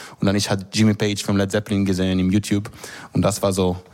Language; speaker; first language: German; non-native, learner; Hebrew